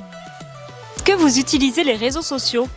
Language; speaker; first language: French; native; French